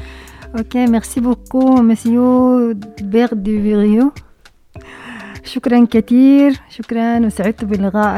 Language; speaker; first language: French; non-native, learner; Arabic